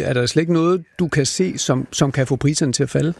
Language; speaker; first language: Danish; native; Danish